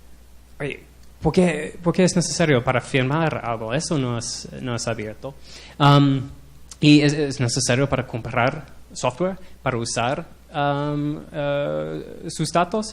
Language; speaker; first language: Spanish; non-native, learner; English